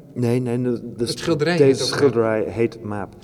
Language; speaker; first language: Dutch; non-native, fluent; English